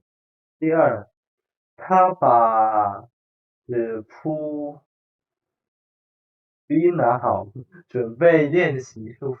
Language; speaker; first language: Chinese; non-native, fluent; Indonesian